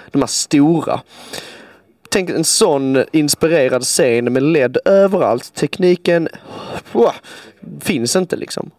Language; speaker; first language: Swedish; native; Swedish